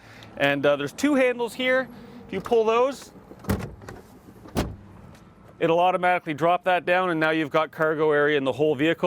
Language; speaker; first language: English; native; English